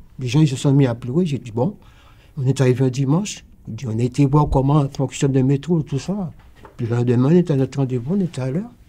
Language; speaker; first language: French; native; French